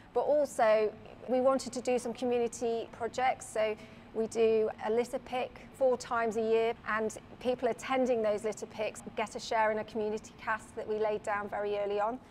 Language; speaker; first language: English; native; English